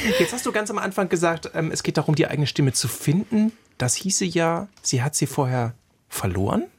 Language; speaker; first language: German; native; German